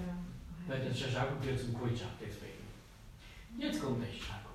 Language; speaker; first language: German; native; German